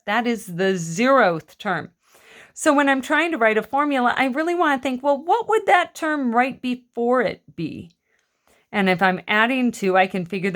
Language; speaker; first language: English; native; English